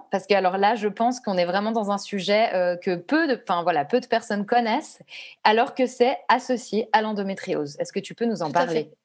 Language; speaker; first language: French; native; French